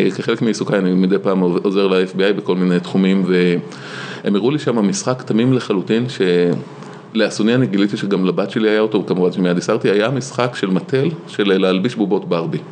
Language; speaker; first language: Hebrew; native; Hebrew